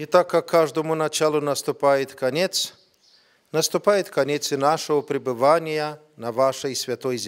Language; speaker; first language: Russian; non-native, fluent; Romanian